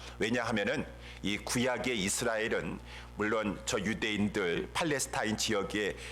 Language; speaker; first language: Korean; native; Korean